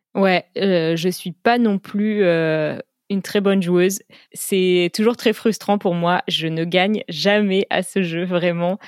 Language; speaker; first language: French; native; French